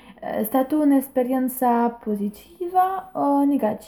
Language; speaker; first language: Italian; non-native, learner; French